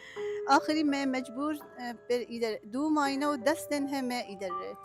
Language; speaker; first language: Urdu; non-native, learner; Persian